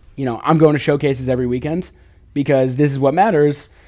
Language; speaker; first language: English; native; English